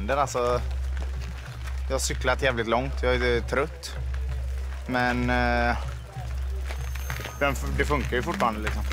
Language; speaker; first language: Swedish; native; Swedish